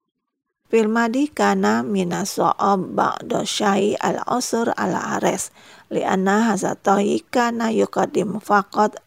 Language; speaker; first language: Arabic; non-native, fluent; Indonesian